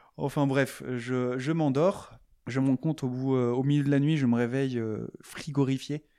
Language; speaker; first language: French; native; French